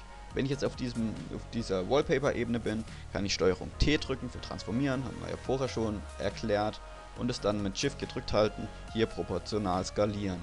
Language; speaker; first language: German; native; German